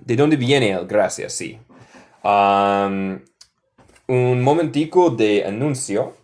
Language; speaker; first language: Spanish; non-native, learner; English